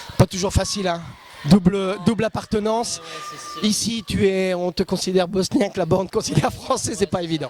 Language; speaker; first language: French; native; French